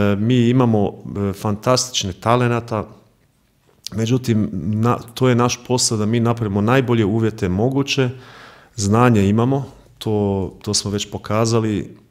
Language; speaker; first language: Croatian; early bilingual, heritage; Croatian